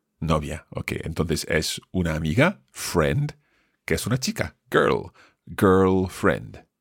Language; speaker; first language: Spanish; non-native, fluent; English